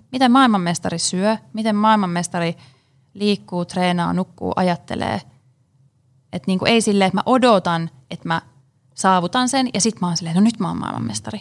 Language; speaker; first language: Finnish; native; Finnish